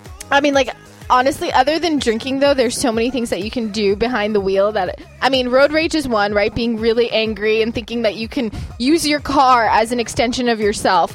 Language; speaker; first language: English; native; English